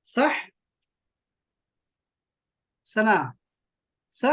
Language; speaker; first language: Arabic; non-native, fluent; Urdu